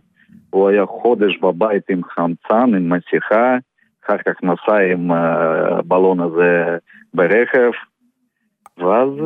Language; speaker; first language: Hebrew; non-native, fluent; Russian